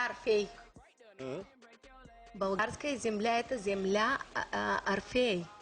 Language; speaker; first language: Russian; non-native, learner; Bulgarian